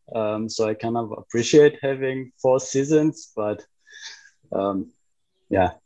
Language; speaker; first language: English; non-native, fluent; Hebrew